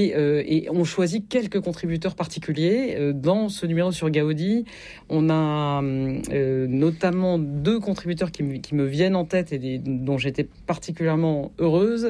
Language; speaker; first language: French; native; French